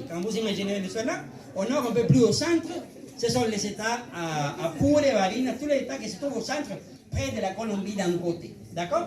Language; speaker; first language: French; non-native, fluent; Spanish